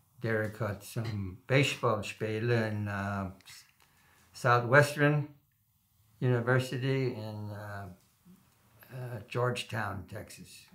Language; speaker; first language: English; non-native, learner; German